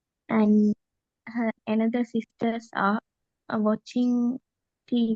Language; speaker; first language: English; non-native, learner; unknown